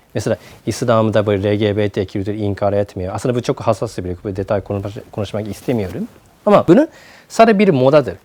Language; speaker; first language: Turkish; non-native, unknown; Japanese